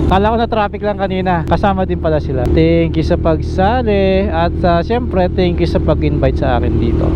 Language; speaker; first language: Filipino; non-native, local second language; Pampanga